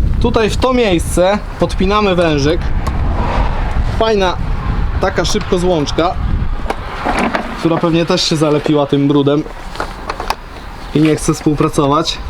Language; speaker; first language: Polish; native; Polish